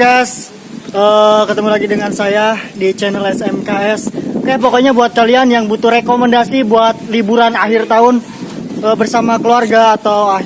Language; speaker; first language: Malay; non-native, local second language; Sundanese